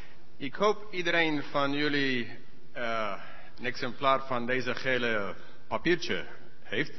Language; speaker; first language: Dutch; non-native, learner; English